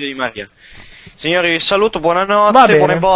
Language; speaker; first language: Italian; native; Italian